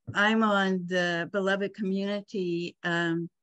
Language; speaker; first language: English; native; English